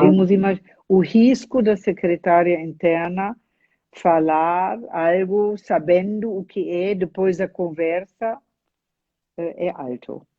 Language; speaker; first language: Portuguese; non-native, fluent; German